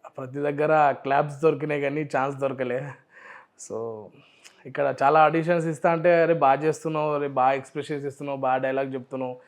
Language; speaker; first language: Telugu; non-native, local second language; Urdu